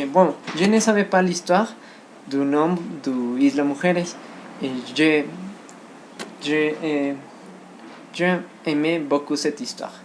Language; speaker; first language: French; non-native, learner; Spanish